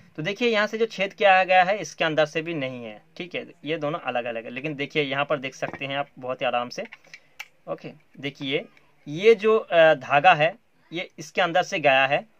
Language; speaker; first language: Hindi; non-native, local second language; Bangla